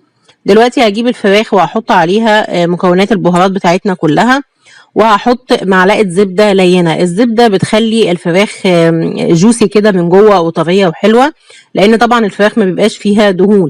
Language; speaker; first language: Arabic; native; Arabic